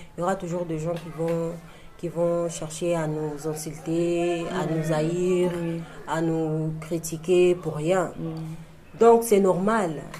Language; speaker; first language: French; non-native, local second language; Luba-Lulua